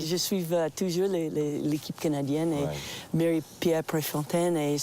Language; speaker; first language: French; non-native, local second language; English